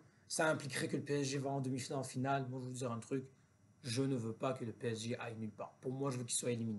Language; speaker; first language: French; native; French